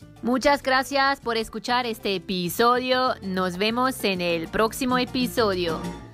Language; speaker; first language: Spanish; non-native, fluent; German